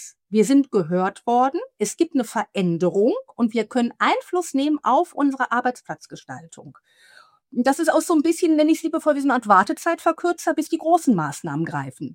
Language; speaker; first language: German; native; German